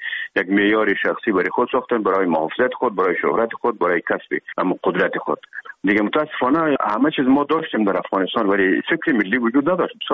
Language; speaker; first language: Persian; native; Persian